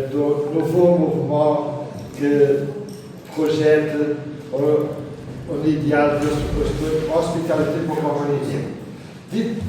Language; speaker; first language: French; non-native, fluent; Portuguese